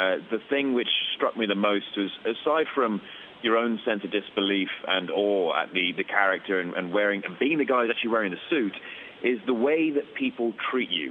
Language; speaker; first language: English; native; English